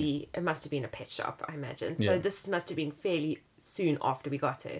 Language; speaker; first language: English; native; English